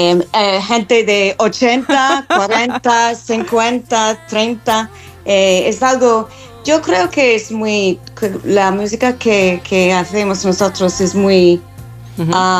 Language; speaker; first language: Spanish; non-native, fluent; English